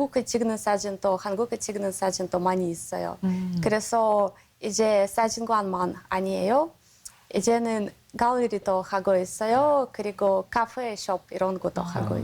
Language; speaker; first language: Korean; non-native, learner; Russian